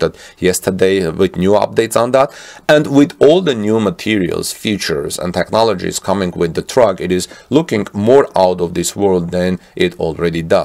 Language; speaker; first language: English; non-native, fluent; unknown